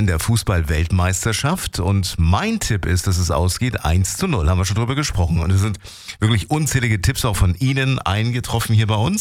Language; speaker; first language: German; native; German